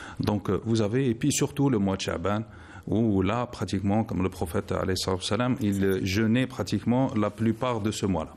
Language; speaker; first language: French; non-native, local second language; Arabic